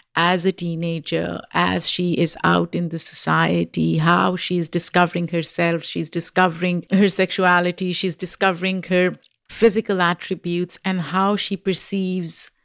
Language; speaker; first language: English; non-native, local second language; Urdu